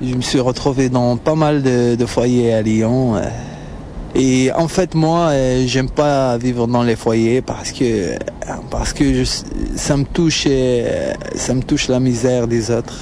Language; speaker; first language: French; non-native, local second language; Arabic